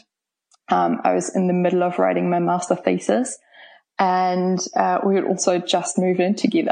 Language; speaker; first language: English; non-native, fluent; German